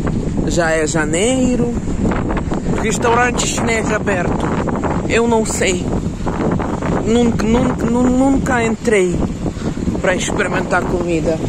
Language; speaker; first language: Portuguese; non-native, learner; Ukrainian